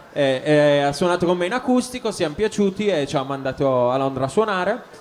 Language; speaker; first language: Italian; native; Italian